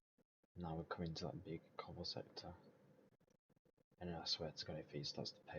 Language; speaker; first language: English; native; English